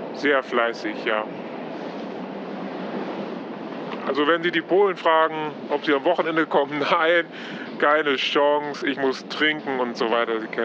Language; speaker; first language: German; non-native, fluent; Polish